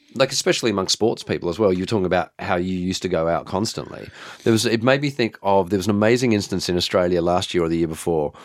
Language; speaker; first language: English; native; English